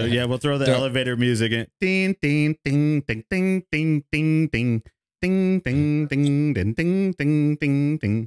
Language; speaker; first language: English; native; English